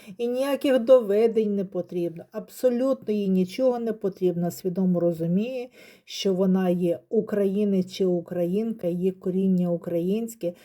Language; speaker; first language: Ukrainian; native; Ukrainian